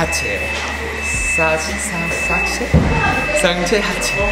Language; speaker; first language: Korean; early bilingual, heritage; English